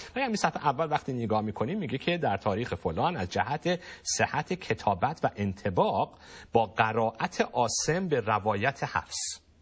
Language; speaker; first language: Persian; native; Persian